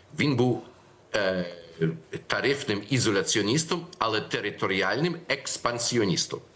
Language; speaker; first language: Ukrainian; early bilingual, heritage; Ukrainian